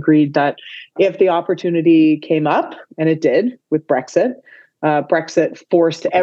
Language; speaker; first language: English; native; English